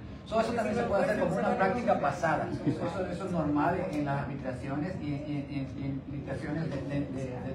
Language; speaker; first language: Spanish; native; Spanish